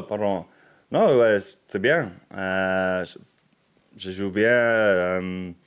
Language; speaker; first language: French; non-native, learner; English